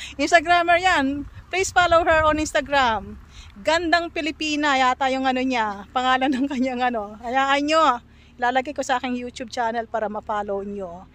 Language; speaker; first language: Filipino; native; Filipino